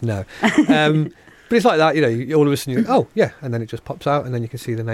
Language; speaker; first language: English; native; English